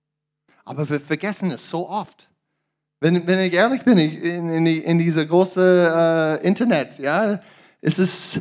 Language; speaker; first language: German; non-native, learner; English